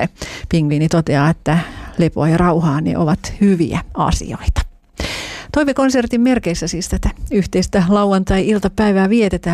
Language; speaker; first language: Finnish; native; Finnish